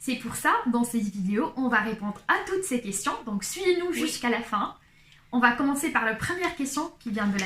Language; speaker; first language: French; non-native, local second language; Arabic